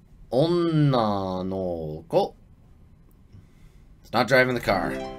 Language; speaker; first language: English; native; English